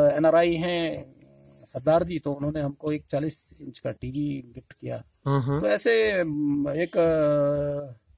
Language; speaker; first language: Hindi; native; Hindi